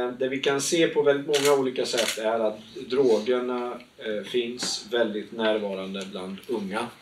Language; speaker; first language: Swedish; native; Swedish